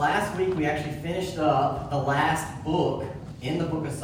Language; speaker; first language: English; native; English